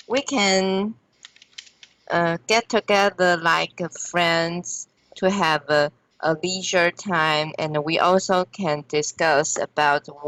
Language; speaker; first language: English; non-native, learner; Chinese